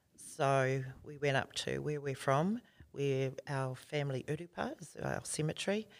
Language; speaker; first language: English; native; English